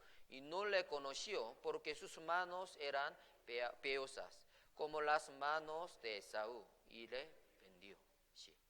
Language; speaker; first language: Spanish; non-native, fluent; Korean